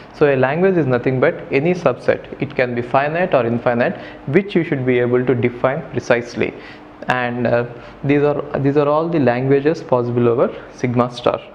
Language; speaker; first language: English; non-native, local second language; Telugu